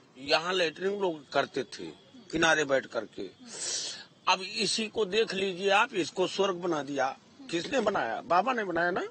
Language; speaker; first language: Hindi; native; Hindi